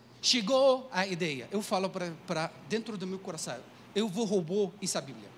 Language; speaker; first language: Portuguese; non-native, learner; Arabic